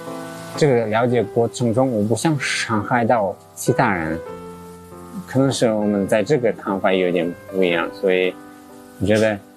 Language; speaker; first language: Chinese; non-native, fluent; English